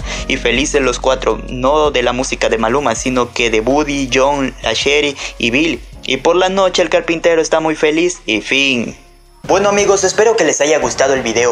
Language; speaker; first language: Spanish; native; Spanish